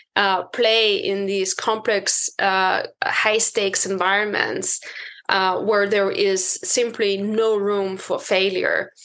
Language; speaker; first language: English; non-native, fluent; German